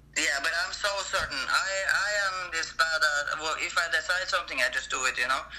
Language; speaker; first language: English; non-native, fluent; Norwegian